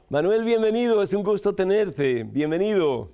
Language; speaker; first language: Spanish; native; Spanish